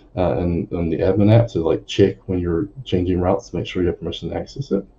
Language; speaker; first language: English; native; English